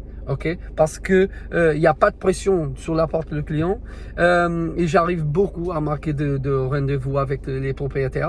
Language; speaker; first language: French; non-native, learner; Portuguese